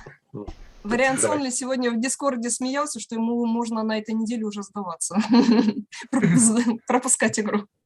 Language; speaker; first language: Russian; native; Russian